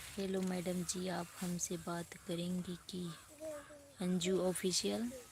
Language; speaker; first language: Hindi; native; Hindi